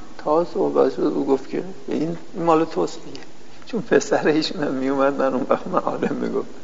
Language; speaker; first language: Persian; non-native, local second language; Azerbaijani